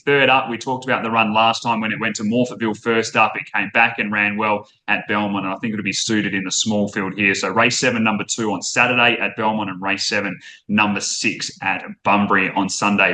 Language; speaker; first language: English; native; English